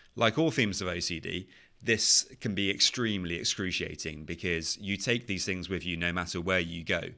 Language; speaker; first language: English; native; English